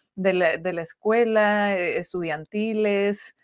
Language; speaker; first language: Spanish; native; Spanish